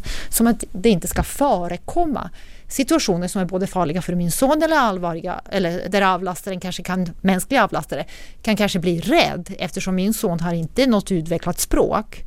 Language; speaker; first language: Swedish; non-native, fluent; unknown